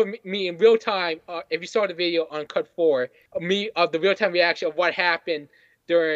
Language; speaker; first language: English; native; English